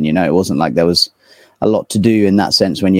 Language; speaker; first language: English; native; English